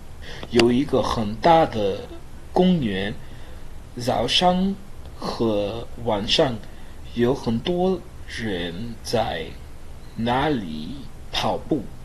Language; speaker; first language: Chinese; non-native, learner; English